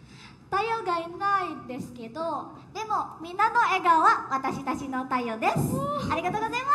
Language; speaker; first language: Japanese; non-native, learner; Indonesian